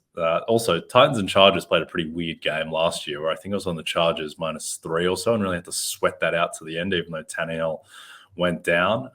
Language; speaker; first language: English; native; English